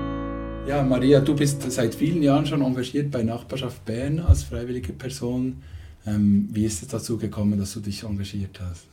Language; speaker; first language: German; native; German